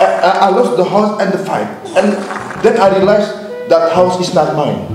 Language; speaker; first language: English; non-native, learner; Indonesian